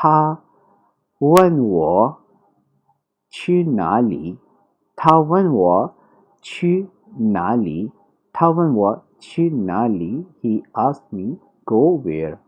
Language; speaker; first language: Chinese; non-native, fluent; Urdu